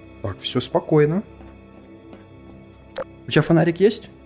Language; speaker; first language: Russian; native; Russian